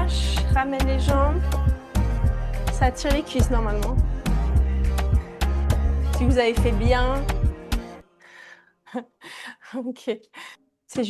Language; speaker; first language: French; native; French